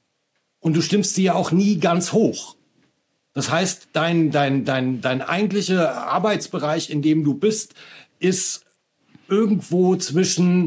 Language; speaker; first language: German; native; German